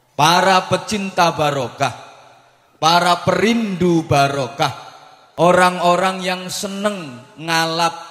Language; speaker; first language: Indonesian; non-native, local second language; Javanese